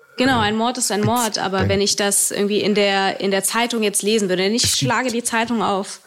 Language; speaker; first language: German; early bilingual, other home language; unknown